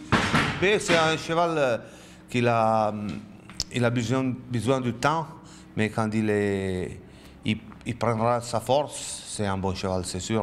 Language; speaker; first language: French; non-native, learner; Italian